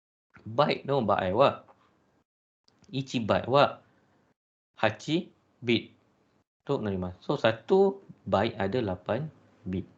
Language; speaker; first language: Japanese; non-native, fluent; Malay